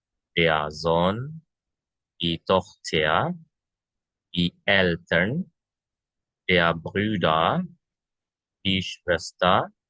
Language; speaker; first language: German; non-native, fluent; Indonesian